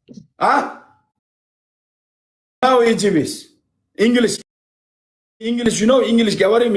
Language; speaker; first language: English; non-native, learner; Uzbek